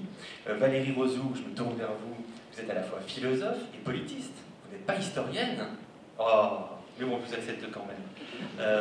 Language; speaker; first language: French; native; French